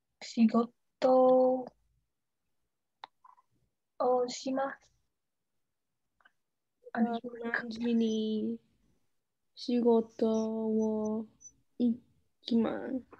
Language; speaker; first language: Japanese; non-native, learner; English